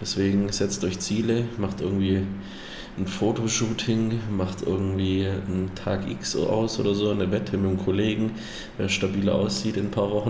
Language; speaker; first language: German; native; German